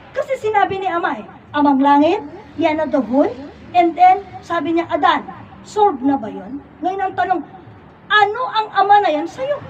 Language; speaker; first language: Filipino; non-native, local second language; Iloko